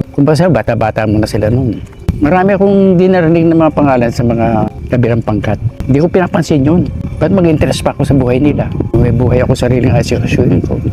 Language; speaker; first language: Filipino; native; Filipino